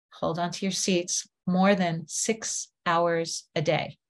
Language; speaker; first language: English; native; English